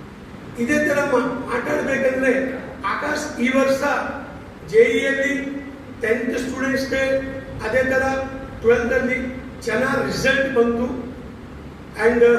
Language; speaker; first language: Kannada; non-native, learner; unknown